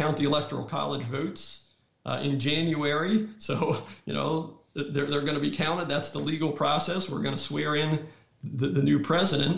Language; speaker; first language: English; native; English